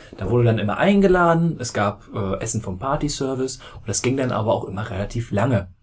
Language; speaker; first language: German; native; German